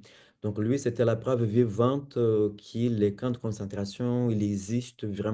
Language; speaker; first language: French; non-native, fluent; Portuguese